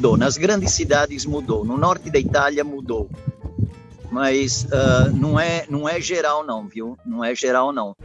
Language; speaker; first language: Portuguese; early bilingual, other home language; Italian